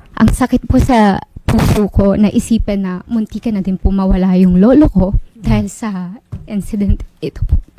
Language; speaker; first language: Filipino; non-native, local second language; Waray